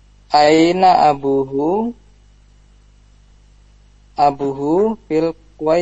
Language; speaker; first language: Arabic; non-native, learner; Indonesian